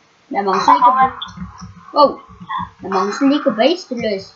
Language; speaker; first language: Norwegian; native; Norwegian